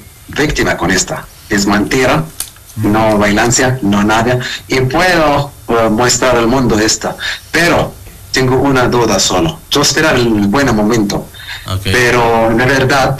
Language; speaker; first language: Spanish; non-native, learner; Arabic